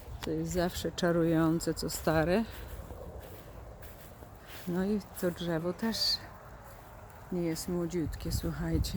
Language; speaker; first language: Polish; native; Polish